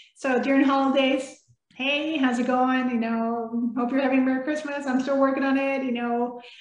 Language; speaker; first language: English; early bilingual, other home language; Spanish